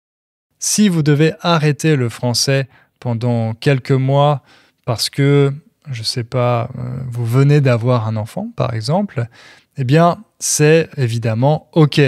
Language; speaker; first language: French; native; French